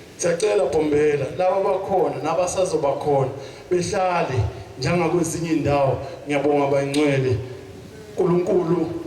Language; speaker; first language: Zulu; native; Zulu